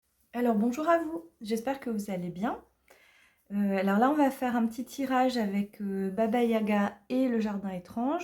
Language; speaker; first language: French; native; French